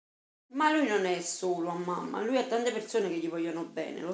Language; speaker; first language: Italian; native; Italian